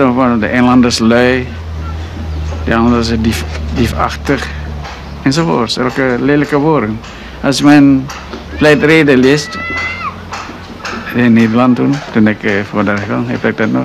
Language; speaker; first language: Dutch; non-native, local second language; Indonesian